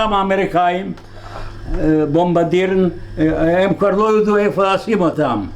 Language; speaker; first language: Hebrew; non-native, fluent; Yiddish